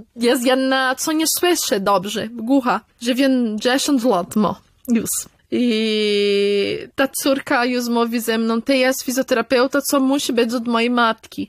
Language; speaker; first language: Polish; early bilingual, heritage; Polish